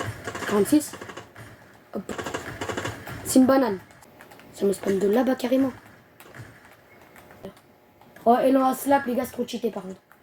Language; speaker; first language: French; native; French